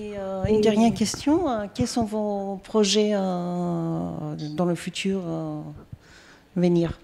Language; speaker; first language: French; non-native, fluent; Greek